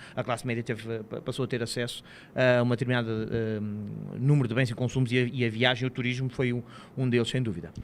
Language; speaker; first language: Portuguese; native; Portuguese